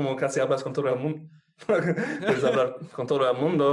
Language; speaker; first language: Spanish; non-native, fluent; English